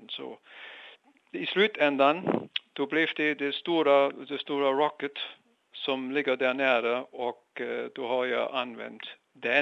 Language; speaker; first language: Swedish; non-native, fluent; German